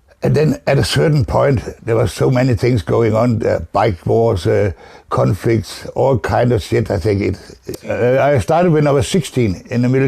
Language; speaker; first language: English; non-native, fluent; Danish